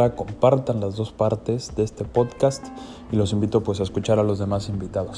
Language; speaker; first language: Spanish; native; Spanish